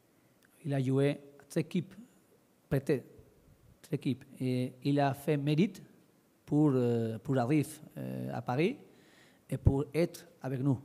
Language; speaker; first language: French; non-native, learner; Spanish